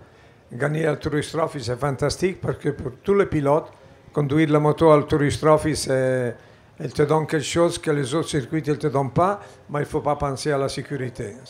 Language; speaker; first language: French; non-native, fluent; Italian